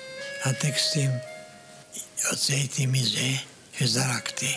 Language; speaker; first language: Hebrew; non-native, fluent; German